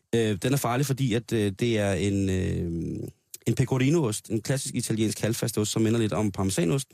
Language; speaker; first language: Danish; native; Danish